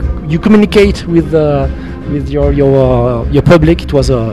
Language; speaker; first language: English; non-native, learner; French